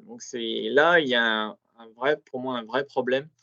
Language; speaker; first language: French; native; French